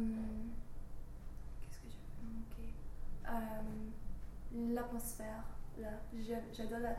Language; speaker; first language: French; non-native, learner; English